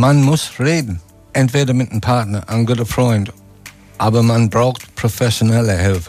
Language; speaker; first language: German; non-native, fluent; English